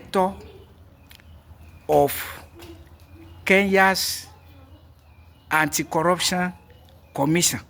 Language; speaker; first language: English; non-native, local second language; Yoruba